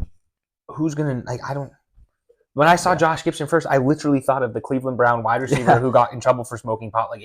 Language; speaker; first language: English; native; English